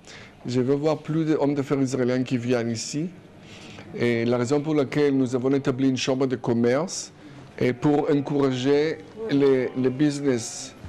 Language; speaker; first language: French; non-native, fluent; Hebrew